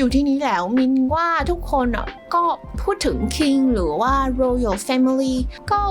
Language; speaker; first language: Thai; non-native, fluent; Vietnamese